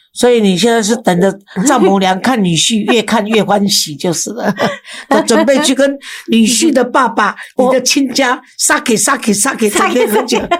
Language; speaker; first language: Chinese; native; Chinese